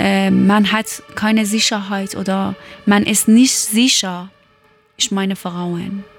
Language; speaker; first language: German; non-native, learner; Persian